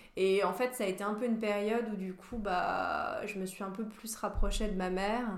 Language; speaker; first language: French; native; French